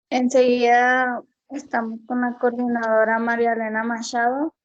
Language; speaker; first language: Spanish; native; Spanish